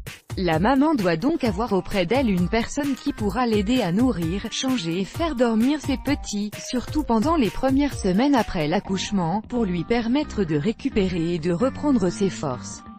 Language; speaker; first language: French; native; French